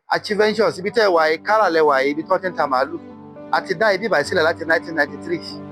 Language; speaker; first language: Yoruba; non-native, local second language; Fula